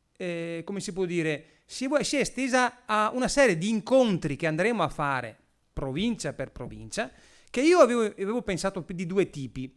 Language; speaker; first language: Italian; native; Italian